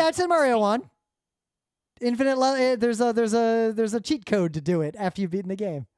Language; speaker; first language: English; native; English